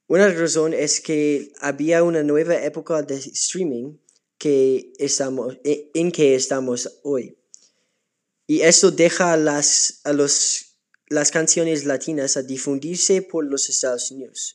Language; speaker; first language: Spanish; non-native, learner; English